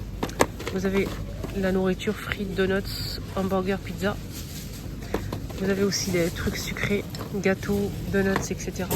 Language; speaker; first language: French; native; French